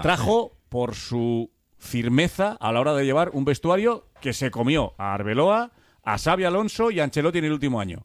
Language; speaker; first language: Spanish; native; Spanish